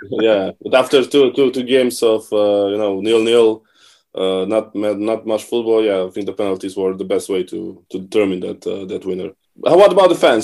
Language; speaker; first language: English; non-native, fluent; Romanian